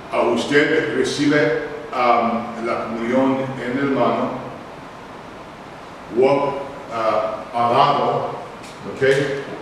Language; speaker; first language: Spanish; non-native, learner; English